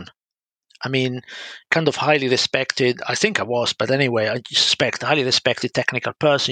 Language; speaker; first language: English; non-native, fluent; Italian